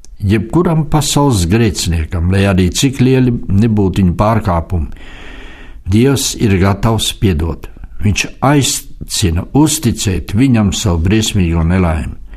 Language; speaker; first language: Latvian; native; Latvian